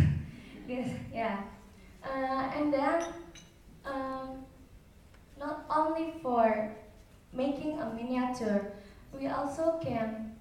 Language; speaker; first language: English; non-native, learner; Indonesian